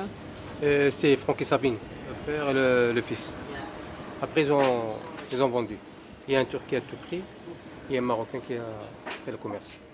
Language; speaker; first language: French; non-native, local second language; Berber languages